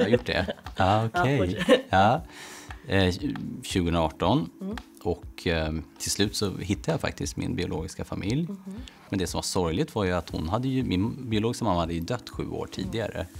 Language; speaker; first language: Swedish; native; Swedish